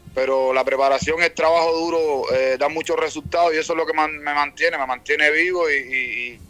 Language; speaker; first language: Spanish; native; Spanish